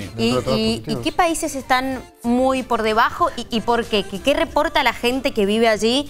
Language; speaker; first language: Spanish; native; Spanish